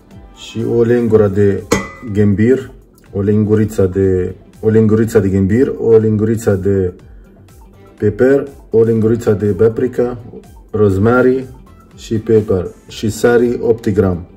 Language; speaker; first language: Romanian; non-native, learner; Arabic